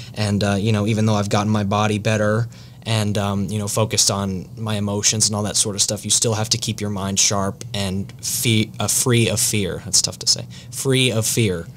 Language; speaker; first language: English; native; English